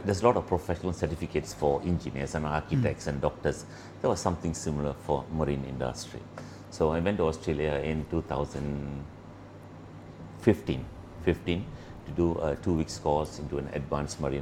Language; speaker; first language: English; non-native, local second language; Tamil